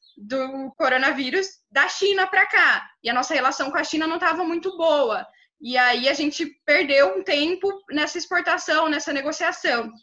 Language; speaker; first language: Portuguese; native; Portuguese